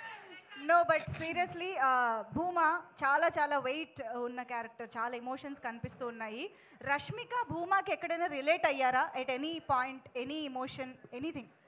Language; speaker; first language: Telugu; native; Telugu